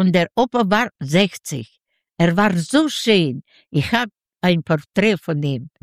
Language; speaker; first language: German; non-native, learner; Yiddish